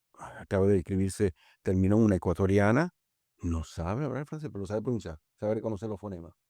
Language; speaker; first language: Spanish; early bilingual, other home language; Italian